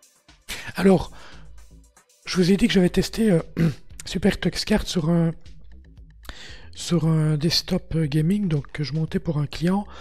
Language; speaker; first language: French; native; French